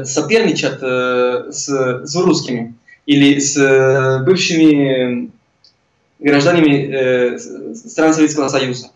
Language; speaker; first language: Russian; non-native, fluent; Spanish